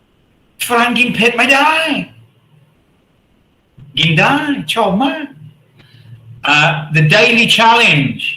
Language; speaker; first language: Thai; non-native, learner; English